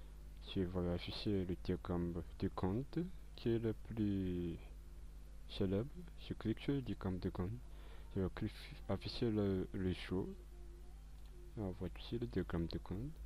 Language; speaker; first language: French; non-native, local second language; Malagasy